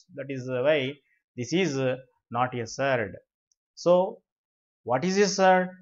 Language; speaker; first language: English; non-native, local second language; Telugu